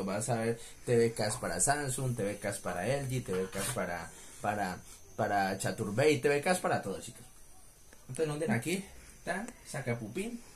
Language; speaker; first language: Spanish; native; Spanish